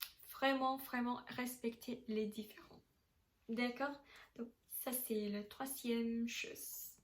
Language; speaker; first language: French; non-native, learner; Indonesian